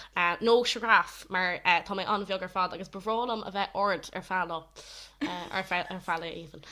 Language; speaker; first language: Irish; non-native, local second language; English